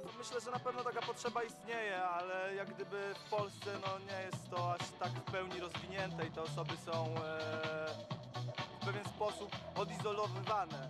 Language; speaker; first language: Polish; native; Polish